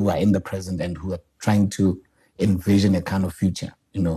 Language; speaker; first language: English; non-native, local second language; Northern Sotho